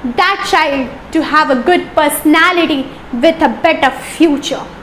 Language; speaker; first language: English; non-native, local second language; Hindi